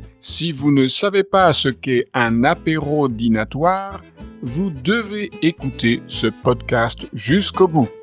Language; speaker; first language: French; native; French